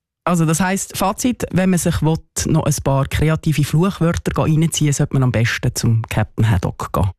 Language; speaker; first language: German; native; German